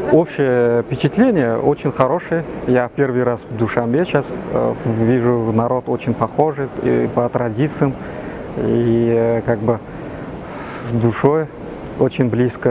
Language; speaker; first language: Russian; non-native, learner; Uzbek